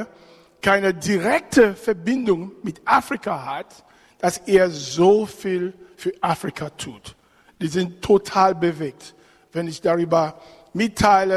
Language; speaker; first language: German; non-native, fluent; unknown